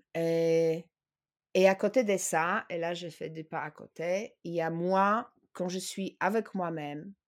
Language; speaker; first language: French; non-native, fluent; Polish